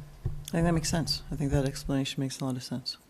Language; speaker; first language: English; native; English